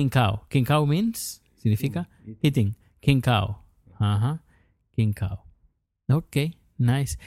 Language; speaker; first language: English; non-native, learner; Spanish